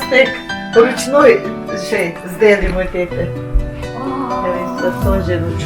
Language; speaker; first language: Russian; non-native, local second language; Uzbek